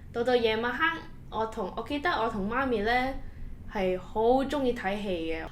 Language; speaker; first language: Cantonese; early bilingual, heritage; Cantonese